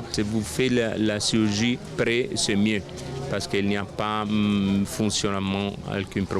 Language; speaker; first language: French; non-native, fluent; Italian